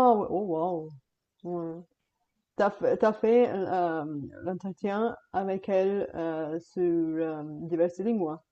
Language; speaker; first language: French; non-native, fluent; Bulgarian